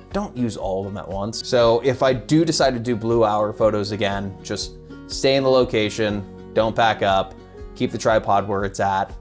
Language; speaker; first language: English; native; English